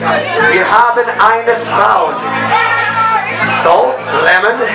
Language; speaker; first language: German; non-native, learner; Swedish